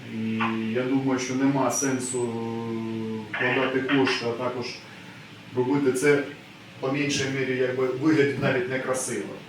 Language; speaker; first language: Ukrainian; non-native, local second language; Russian